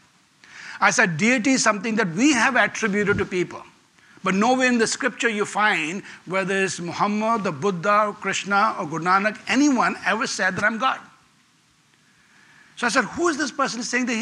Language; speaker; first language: English; non-native, local second language; Punjabi